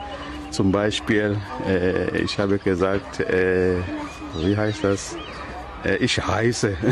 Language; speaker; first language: German; non-native, learner; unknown